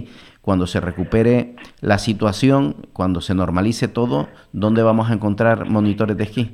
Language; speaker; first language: Spanish; native; Spanish